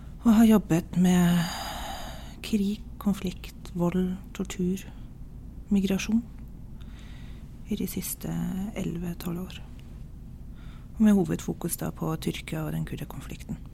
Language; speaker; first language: Norwegian; non-native, fluent; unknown